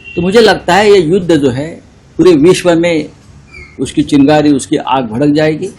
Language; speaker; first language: Hindi; non-native, local second language; Marathi